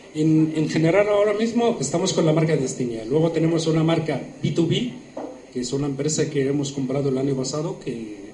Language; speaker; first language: Spanish; non-native, fluent; Arabic